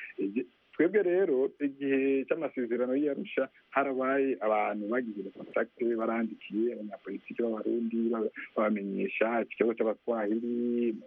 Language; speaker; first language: Rundi; non-native, local second language; Swahili